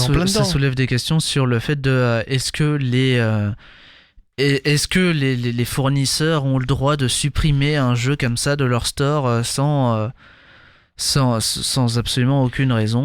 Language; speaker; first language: French; native; French